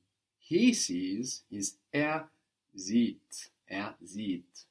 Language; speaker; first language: German; non-native, fluent; English